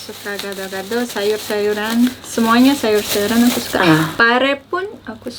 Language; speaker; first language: Indonesian; non-native, learner; Uzbek